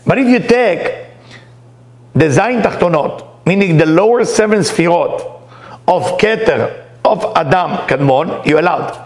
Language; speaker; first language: English; non-native, fluent; Hebrew